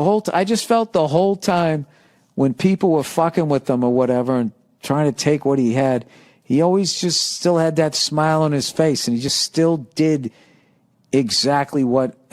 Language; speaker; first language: English; native; English